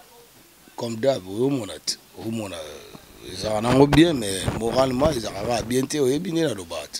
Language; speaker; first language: French; non-native, local second language; Lingala